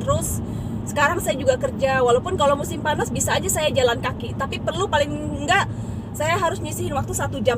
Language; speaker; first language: Indonesian; native; Indonesian